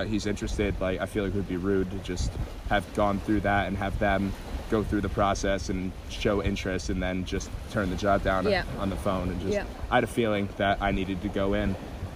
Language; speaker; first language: English; native; English